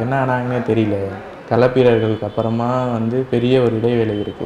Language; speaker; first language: Tamil; native; Tamil